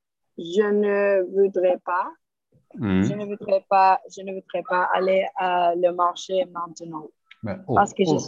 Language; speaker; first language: French; non-native, learner; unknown